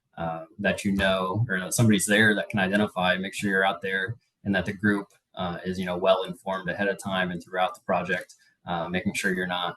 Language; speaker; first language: English; native; English